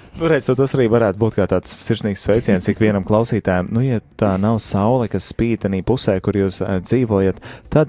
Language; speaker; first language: Latvian; native; Latvian